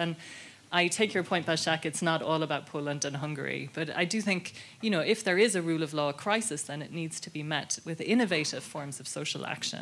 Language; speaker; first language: English; native; English